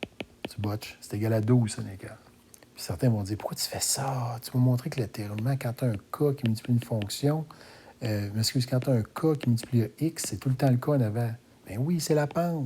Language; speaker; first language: French; native; French